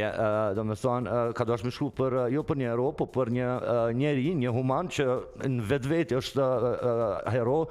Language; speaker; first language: Albanian; native; Albanian